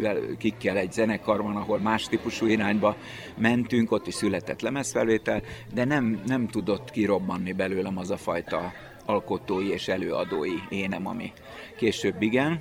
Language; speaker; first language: Hungarian; native; Hungarian